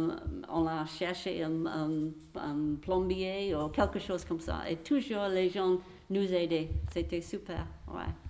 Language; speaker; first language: French; non-native, fluent; English